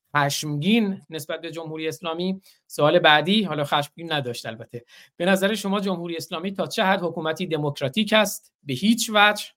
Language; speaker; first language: Persian; non-native, local second language; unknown